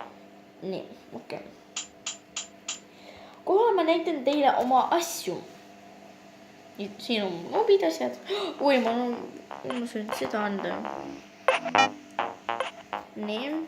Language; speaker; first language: Estonian; non-native, local second language; Russian